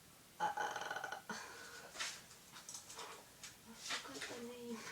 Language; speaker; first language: English; non-native, learner; Japanese